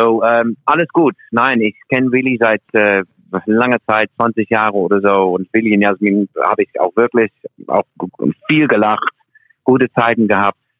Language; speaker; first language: German; non-native, fluent; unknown